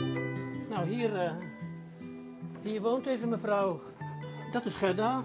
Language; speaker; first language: Dutch; native; Dutch